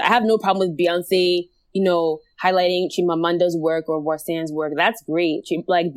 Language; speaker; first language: English; non-native, local second language; Akan